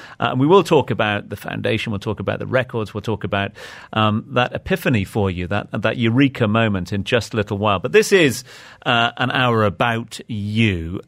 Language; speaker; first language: English; native; English